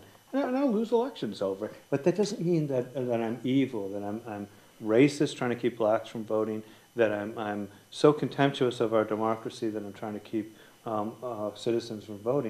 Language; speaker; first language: English; native; English